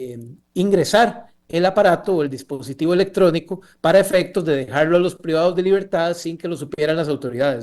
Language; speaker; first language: Spanish; native; Spanish